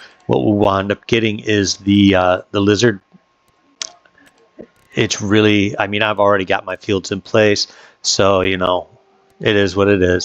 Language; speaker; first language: English; native; English